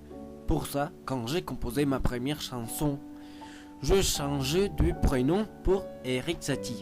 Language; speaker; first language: French; non-native, learner; Spanish